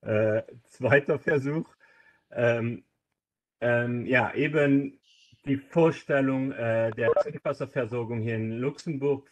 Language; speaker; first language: German; non-native, local second language; Luxembourgish